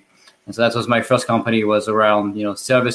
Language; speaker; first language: English; non-native, fluent; French